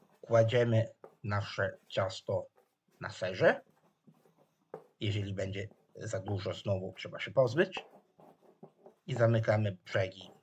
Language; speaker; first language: Polish; non-native, fluent; Italian